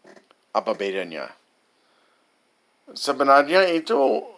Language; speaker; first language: Indonesian; non-native, fluent; English